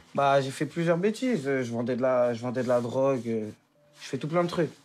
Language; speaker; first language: French; native; French